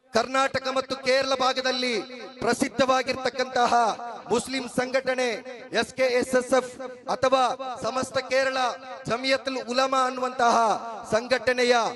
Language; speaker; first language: Kannada; non-native, local second language; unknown